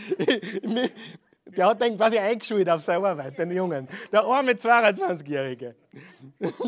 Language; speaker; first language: German; non-native, fluent; English